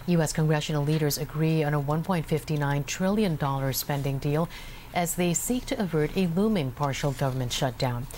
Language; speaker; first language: English; non-native, local second language; Filipino